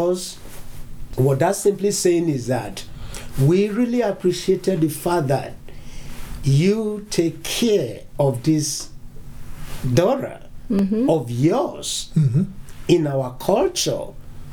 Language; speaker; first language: English; non-native, local second language; Yoruba